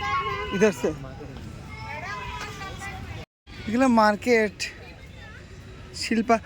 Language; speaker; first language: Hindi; non-native, learner; Bangla